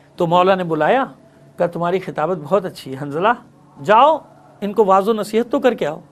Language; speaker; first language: Urdu; native; Urdu